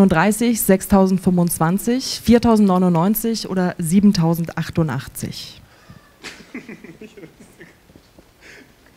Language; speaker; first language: German; native; German